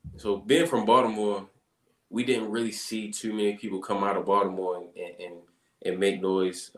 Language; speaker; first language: English; native; English